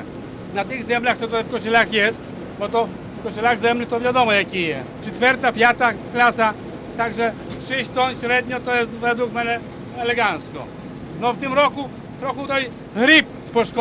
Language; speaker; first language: Polish; non-native, local second language; Ukrainian